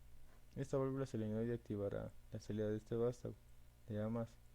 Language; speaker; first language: Spanish; native; Spanish